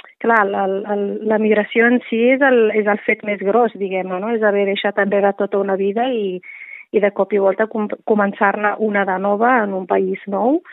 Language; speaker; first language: Catalan; non-native, fluent; Riffian